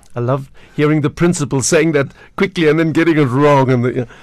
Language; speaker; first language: English; native; English